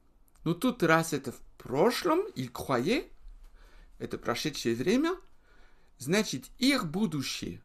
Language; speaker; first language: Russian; non-native, fluent; French